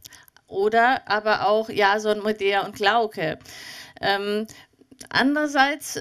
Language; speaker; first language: German; native; German